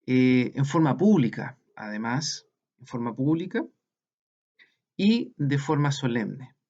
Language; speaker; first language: Spanish; native; Spanish